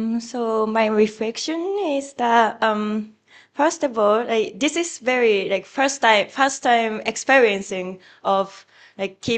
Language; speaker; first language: English; non-native, learner; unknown